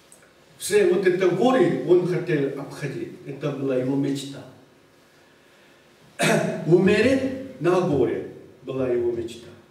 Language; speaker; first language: Russian; non-native, fluent; Korean